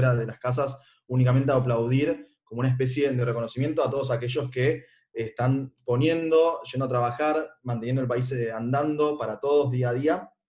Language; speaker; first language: Spanish; native; Spanish